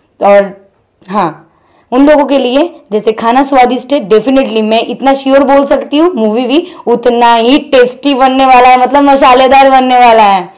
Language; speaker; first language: Hindi; non-native, local second language; Bangla